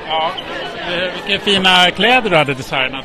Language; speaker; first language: Swedish; native; Swedish